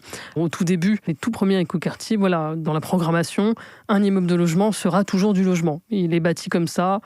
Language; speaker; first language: French; native; French